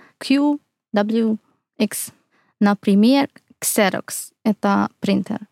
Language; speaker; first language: Russian; non-native, fluent; Hungarian